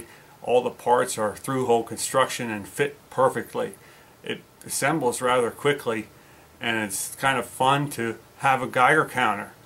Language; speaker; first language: English; native; English